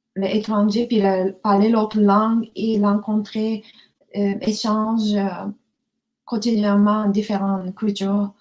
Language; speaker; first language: French; non-native, learner; Japanese